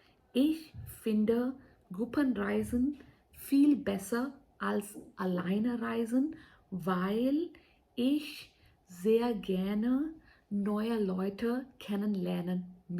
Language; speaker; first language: German; non-native, fluent; Hindi